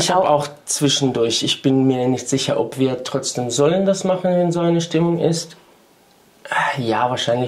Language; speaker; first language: German; non-native, fluent; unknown